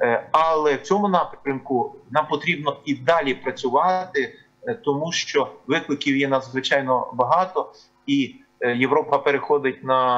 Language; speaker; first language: Ukrainian; native; Ukrainian